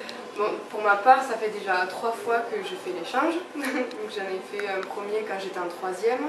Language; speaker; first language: French; native; French